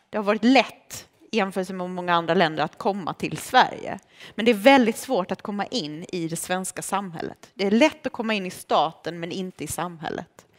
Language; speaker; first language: Swedish; early bilingual, other home language; Romanian